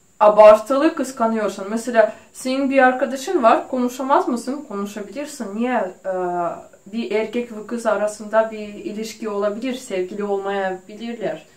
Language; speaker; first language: Turkish; non-native, fluent; Russian